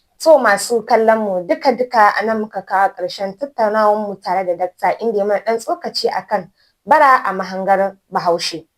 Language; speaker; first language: Hausa; native; Hausa